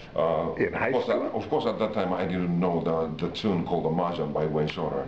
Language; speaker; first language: English; non-native, fluent; Japanese